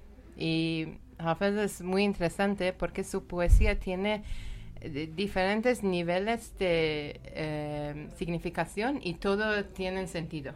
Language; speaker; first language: Spanish; non-native, learner; Persian